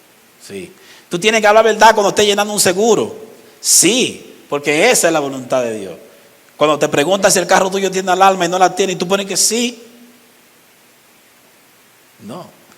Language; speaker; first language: Spanish; native; Spanish